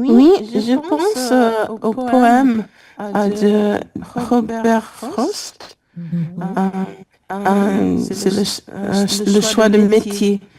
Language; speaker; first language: French; non-native, learner; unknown